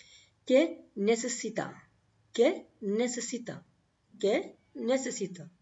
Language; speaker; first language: Spanish; non-native, learner; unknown